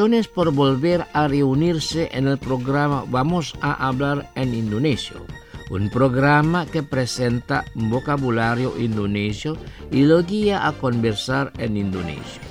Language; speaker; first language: Spanish; non-native, fluent; Indonesian